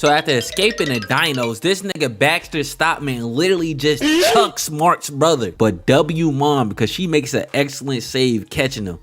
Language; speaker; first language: English; native; English